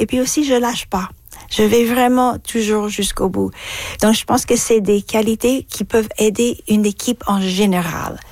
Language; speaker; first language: French; non-native, fluent; English